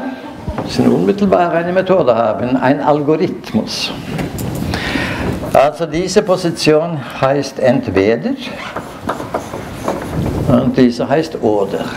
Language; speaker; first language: German; non-native, fluent; Norwegian